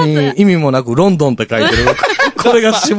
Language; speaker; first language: Japanese; native; Japanese